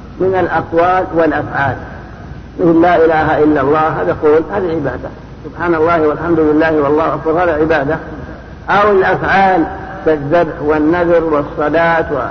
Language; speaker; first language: Arabic; native; Arabic